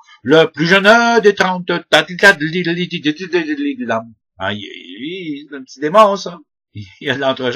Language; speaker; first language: French; native; French